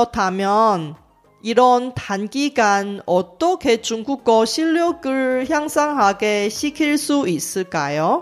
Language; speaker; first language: Korean; non-native, fluent; Chinese